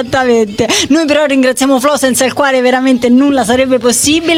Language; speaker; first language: Italian; native; Italian